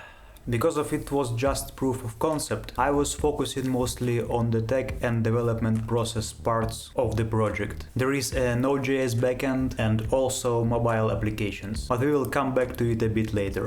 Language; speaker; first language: English; non-native, fluent; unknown